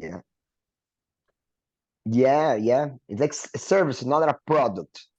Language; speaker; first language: English; non-native, learner; Portuguese